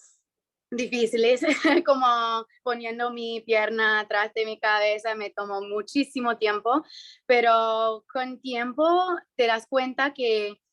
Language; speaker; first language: Spanish; non-native, fluent; English